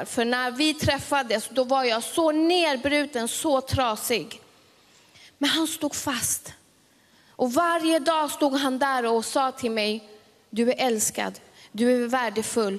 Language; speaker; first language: Swedish; early bilingual, other home language; Spanish